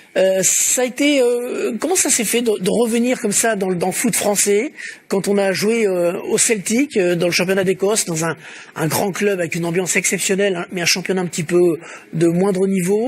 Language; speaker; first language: French; native; French